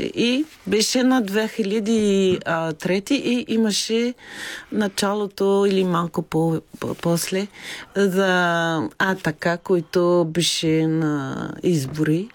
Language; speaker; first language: Bulgarian; non-native, learner; French